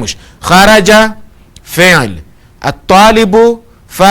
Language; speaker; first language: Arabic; non-native, fluent; Portuguese